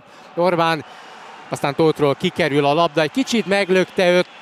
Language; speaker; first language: Hungarian; native; Hungarian